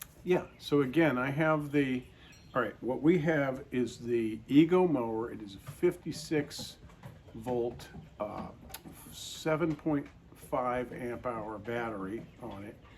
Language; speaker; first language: English; native; English